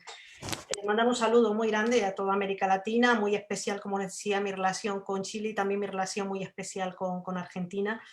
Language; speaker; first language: Spanish; native; Spanish